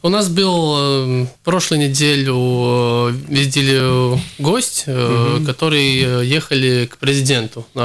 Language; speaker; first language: Russian; non-native, local second language; Latvian